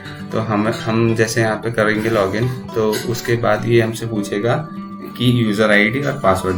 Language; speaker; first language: Hindi; native; Hindi